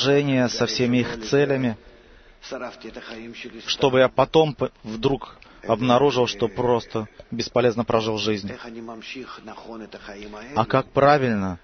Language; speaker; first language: Russian; native; Russian